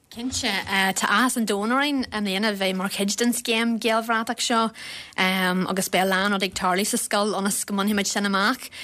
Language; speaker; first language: Irish; non-native, local second language; English